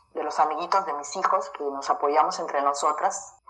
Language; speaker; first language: Spanish; native; Spanish